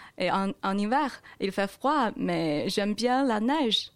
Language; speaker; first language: French; non-native, learner; Chinese